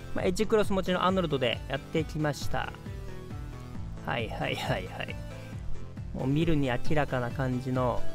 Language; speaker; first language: Japanese; native; Japanese